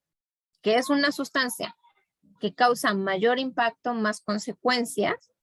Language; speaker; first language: Spanish; native; Spanish